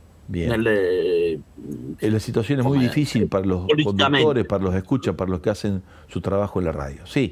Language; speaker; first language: Italian; non-native, learner; Spanish